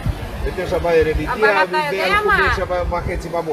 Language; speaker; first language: Hebrew; non-native, learner; Romanian